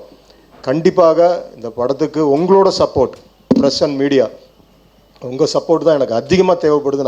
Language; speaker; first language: Tamil; native; Tamil